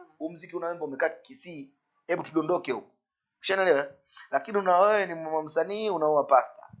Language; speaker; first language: Swahili; native; Swahili